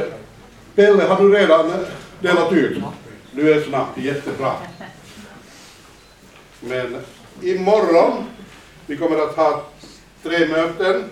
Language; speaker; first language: Swedish; non-native, fluent; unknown